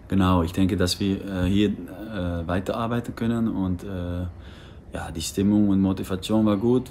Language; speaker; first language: German; non-native, fluent; Dutch